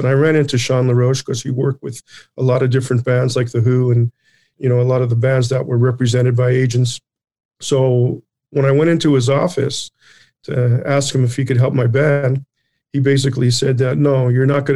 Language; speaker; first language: English; native; English